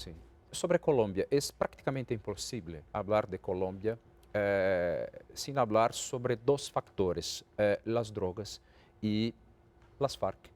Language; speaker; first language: Spanish; non-native, fluent; Portuguese